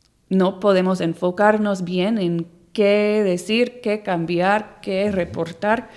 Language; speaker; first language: Spanish; non-native, fluent; English